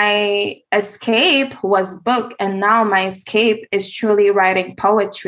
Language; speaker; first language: English; native; English